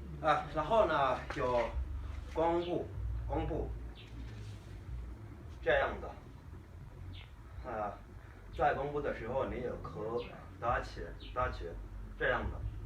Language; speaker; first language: Chinese; non-native, learner; Kinyarwanda